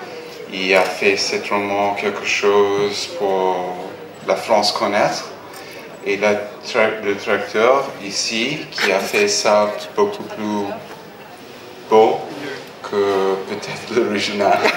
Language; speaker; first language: French; non-native, fluent; English